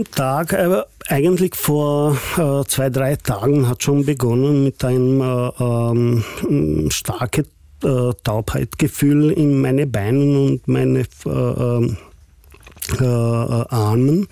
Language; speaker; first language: German; non-native, learner; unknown